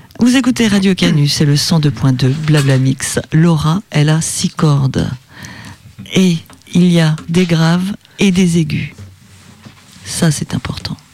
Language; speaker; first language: French; native; French